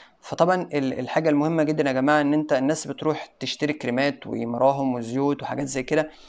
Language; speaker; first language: Arabic; native; Arabic